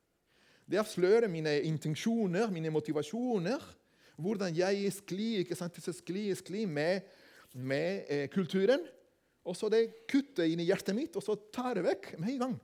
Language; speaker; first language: Norwegian; non-native, fluent; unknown